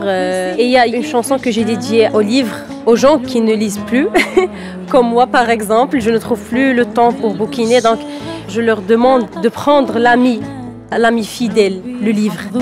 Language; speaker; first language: French; non-native, local second language; Arabic